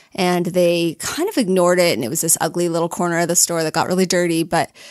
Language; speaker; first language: English; native; English